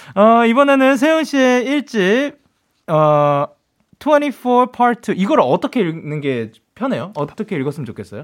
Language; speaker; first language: Korean; early bilingual, heritage; Korean